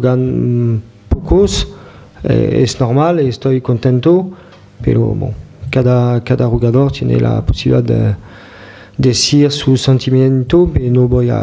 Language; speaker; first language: Spanish; non-native, fluent; French